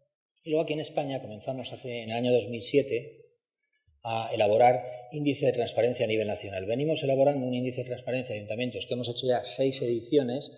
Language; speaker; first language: Spanish; native; Spanish